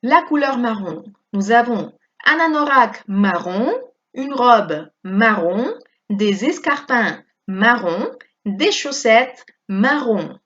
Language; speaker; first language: French; non-native, fluent; Spanish